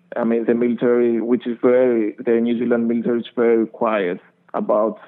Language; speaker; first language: English; non-native, fluent; Greek